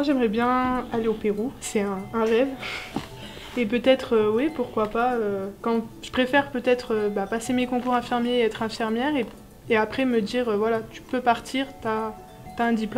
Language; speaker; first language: French; native; French